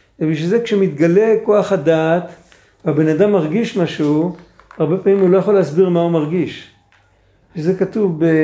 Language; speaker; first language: Hebrew; non-native, fluent; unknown